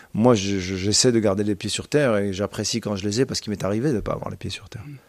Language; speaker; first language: French; native; French